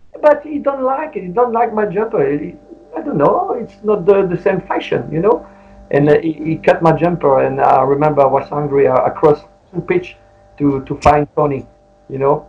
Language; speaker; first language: English; non-native, learner; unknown